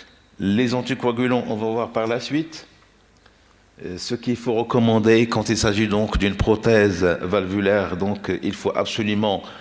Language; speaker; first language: French; non-native, local second language; Arabic